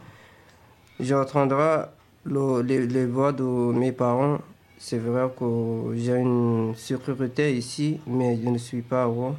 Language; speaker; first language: French; non-native, learner; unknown